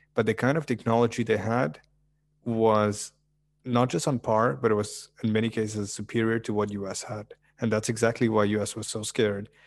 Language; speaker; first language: English; early bilingual, other home language; Russian